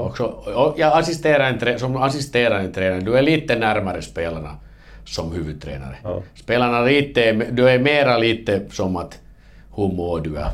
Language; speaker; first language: Swedish; non-native, learner; Finnish